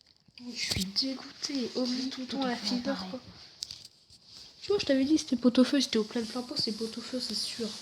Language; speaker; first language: French; native; French